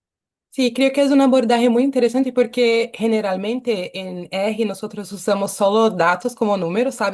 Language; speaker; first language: Spanish; non-native, fluent; Portuguese